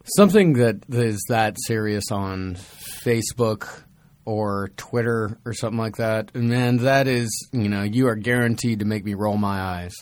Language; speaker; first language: English; native; English